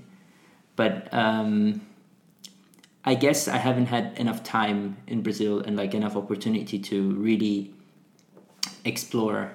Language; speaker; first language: English; non-native, fluent; Portuguese